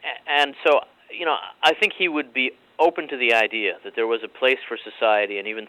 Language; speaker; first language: English; native; English